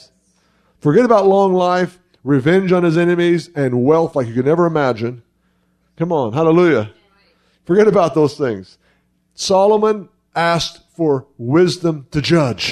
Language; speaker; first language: English; native; English